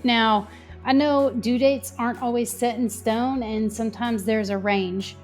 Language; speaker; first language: English; native; English